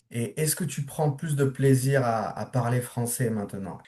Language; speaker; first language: French; native; French